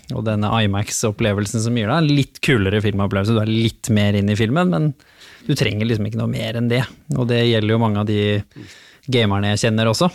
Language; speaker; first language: Norwegian; native; Norwegian